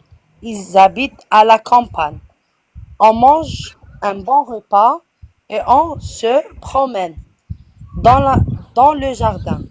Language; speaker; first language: French; non-native, learner; Arabic